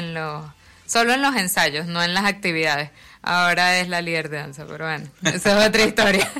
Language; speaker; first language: Spanish; native; Spanish